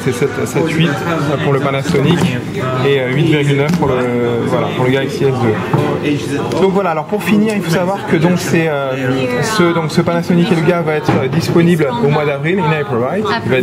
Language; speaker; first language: French; native; French